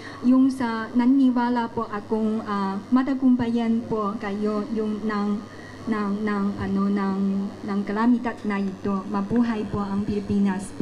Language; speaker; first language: Filipino; non-native, learner; Chinese